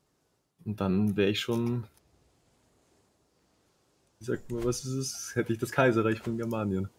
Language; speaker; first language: German; native; German